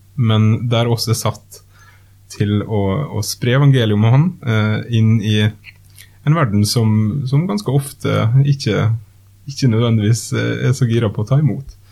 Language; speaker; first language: Norwegian; native; Norwegian